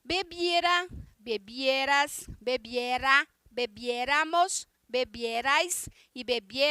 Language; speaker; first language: Spanish; non-native, fluent; Portuguese